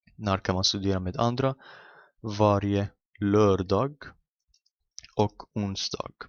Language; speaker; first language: Swedish; non-native, fluent; Arabic